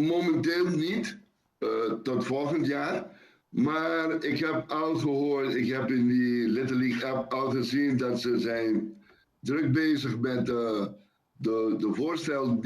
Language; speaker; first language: Dutch; non-native, local second language; Papiamento